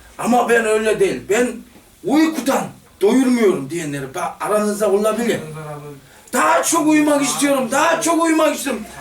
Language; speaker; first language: Turkish; non-native, fluent; Korean